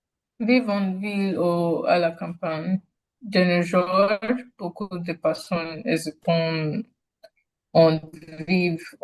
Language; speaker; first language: French; non-native, learner; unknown